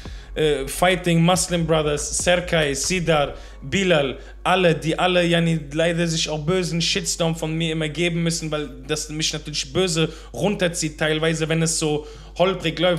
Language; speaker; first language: German; native; German